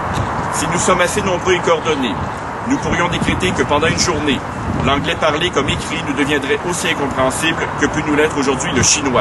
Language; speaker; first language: French; native; French